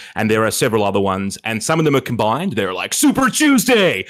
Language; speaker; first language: English; native; English